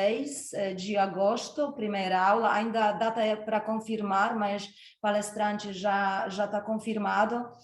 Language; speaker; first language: Portuguese; non-native, fluent; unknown